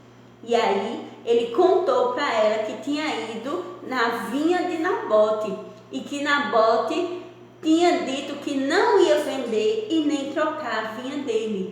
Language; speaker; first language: Portuguese; native; Portuguese